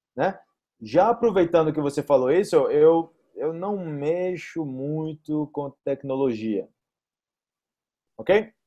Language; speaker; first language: Portuguese; native; Portuguese